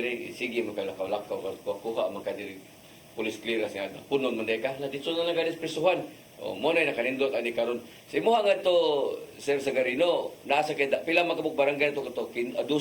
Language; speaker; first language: Cebuano; native; Cebuano